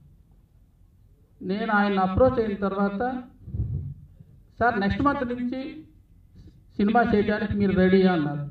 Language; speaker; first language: Telugu; native; Telugu